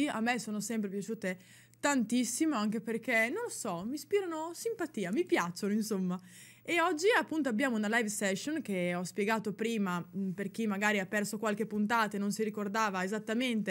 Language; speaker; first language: Italian; native; Italian